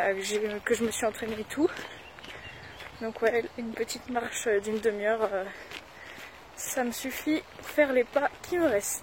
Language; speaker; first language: French; native; French